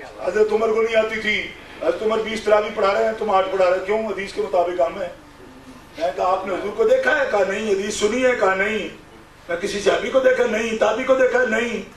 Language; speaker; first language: Urdu; non-native, local second language; Punjabi